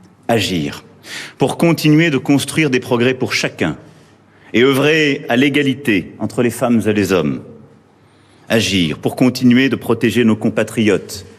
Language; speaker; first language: French; native; French